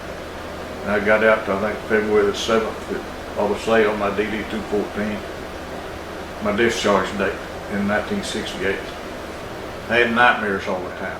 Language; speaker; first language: English; native; English